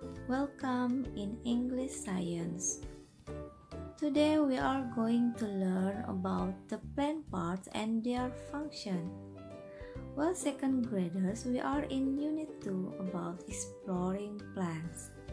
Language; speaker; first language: English; non-native, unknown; Indonesian